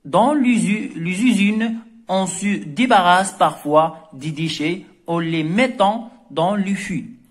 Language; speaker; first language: French; non-native, local second language; Arabic